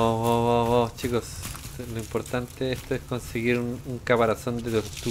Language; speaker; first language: Spanish; native; Spanish